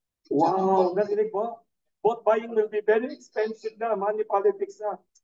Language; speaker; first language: English; non-native, local second language; Filipino